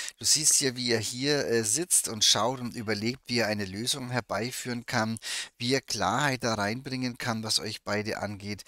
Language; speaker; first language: German; native; German